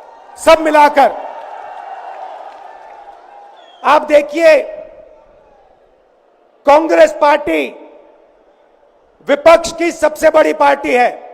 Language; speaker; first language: Hindi; native; Hindi